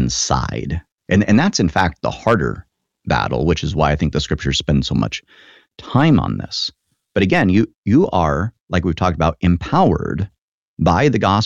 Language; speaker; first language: English; native; English